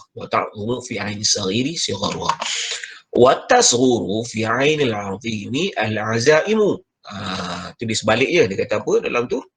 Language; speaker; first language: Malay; native; Malay